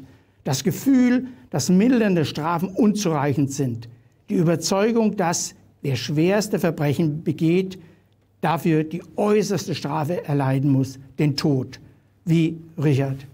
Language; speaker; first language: German; native; German